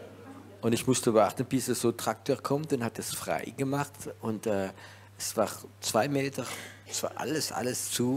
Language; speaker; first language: German; non-native, fluent; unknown